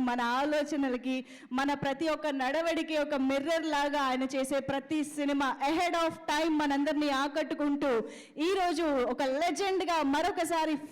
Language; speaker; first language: Telugu; native; Telugu